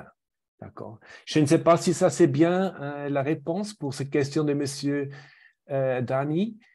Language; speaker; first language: French; non-native, fluent; German